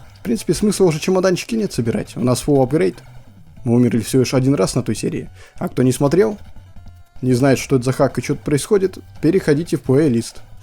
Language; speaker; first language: Russian; native; Russian